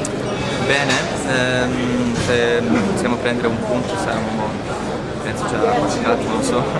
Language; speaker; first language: Italian; non-native, learner; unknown